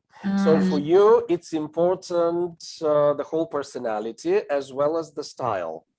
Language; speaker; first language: English; non-native, fluent; Bulgarian